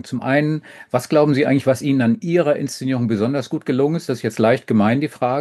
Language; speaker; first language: German; native; German